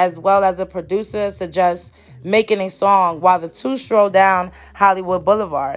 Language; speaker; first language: English; early bilingual, other home language; Spanish